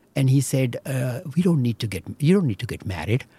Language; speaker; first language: English; non-native, local second language; Marathi